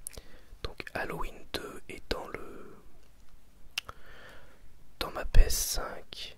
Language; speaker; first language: French; native; French